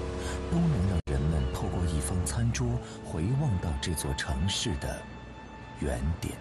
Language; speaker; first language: Chinese; native; Chinese